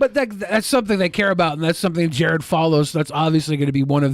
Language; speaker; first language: English; native; English